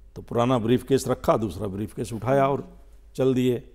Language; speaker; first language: Hindi; native; Hindi